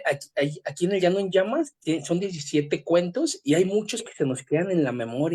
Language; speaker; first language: Spanish; native; Spanish